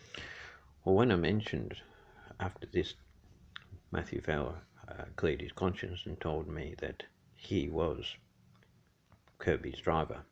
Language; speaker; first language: English; native; English